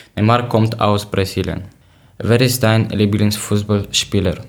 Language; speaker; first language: German; non-native, learner; Ukrainian